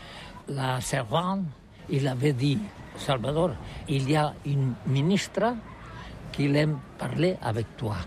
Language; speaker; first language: French; non-native, learner; Catalan